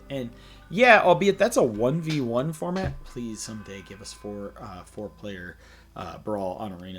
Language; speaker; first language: English; native; English